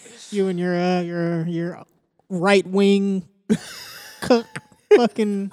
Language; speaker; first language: English; native; English